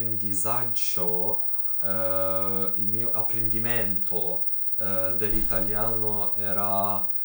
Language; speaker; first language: Italian; non-native, learner; Ukrainian